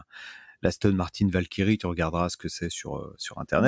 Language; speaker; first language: French; native; French